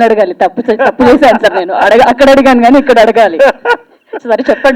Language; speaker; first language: Telugu; native; Telugu